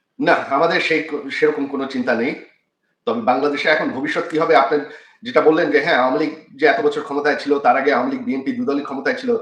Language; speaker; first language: Bangla; early bilingual, heritage; Bangla